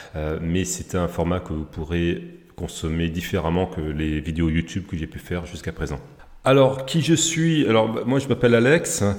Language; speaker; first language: French; native; French